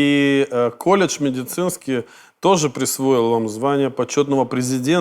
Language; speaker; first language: Russian; native; Russian